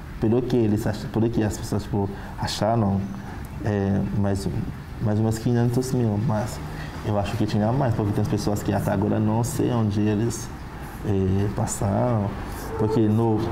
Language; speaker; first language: Portuguese; non-native, learner; Haitian Creole